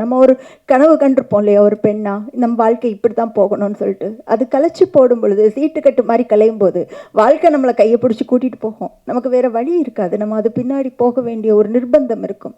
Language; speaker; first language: Tamil; native; Tamil